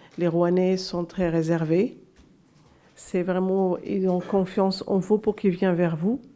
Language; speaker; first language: French; non-native, local second language; Arabic